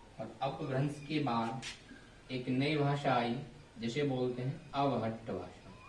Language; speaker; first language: Hindi; native; Hindi